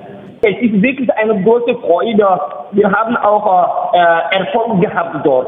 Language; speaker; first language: German; non-native, learner; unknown